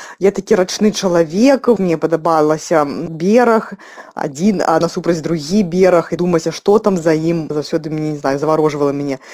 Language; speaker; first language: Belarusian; non-native, local second language; Russian